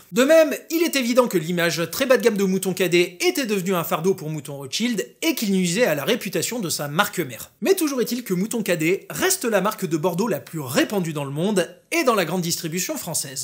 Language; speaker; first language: French; native; French